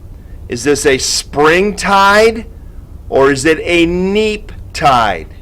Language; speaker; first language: English; native; English